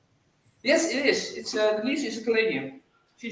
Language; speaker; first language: English; non-native, fluent; Dutch